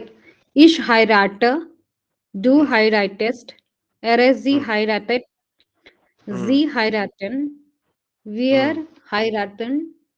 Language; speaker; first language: German; non-native, learner; Hindi